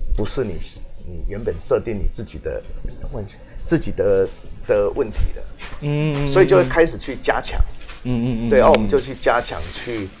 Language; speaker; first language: Chinese; native; Chinese